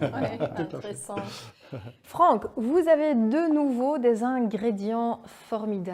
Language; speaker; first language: French; non-native, local second language; Dutch